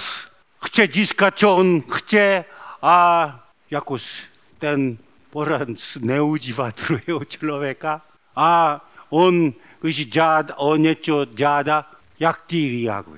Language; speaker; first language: Czech; non-native, learner; Korean